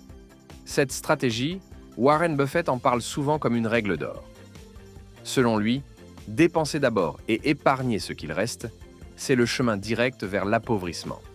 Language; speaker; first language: French; native; French